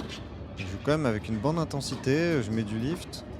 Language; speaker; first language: French; native; French